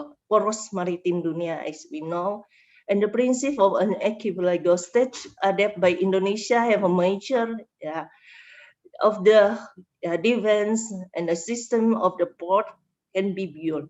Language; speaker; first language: English; non-native, learner; Indonesian